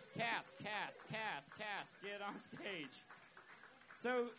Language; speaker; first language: English; native; English